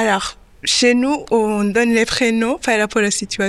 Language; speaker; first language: French; non-native, local second language; Kinyarwanda